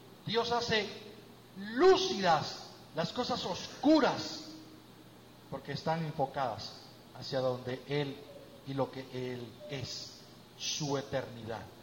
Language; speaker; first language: Spanish; native; Spanish